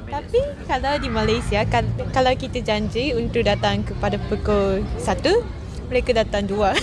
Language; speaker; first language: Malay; non-native, fluent; Japanese